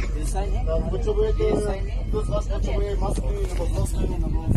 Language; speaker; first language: Czech; non-native, fluent; Arabic